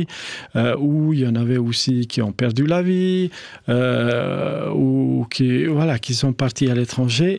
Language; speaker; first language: French; non-native, fluent; Albanian